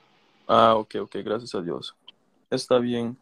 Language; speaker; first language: Spanish; non-native, learner; English